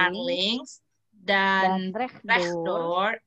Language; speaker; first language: Dutch; non-native, learner; Indonesian